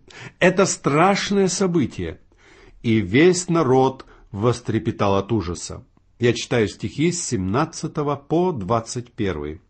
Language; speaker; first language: Russian; native; Russian